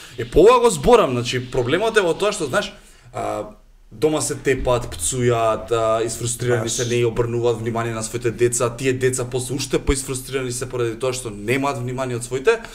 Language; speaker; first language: Macedonian; native; Macedonian